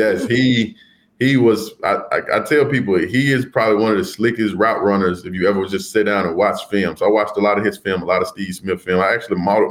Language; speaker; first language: English; native; English